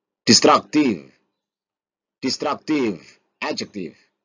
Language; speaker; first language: English; non-native, fluent; Indonesian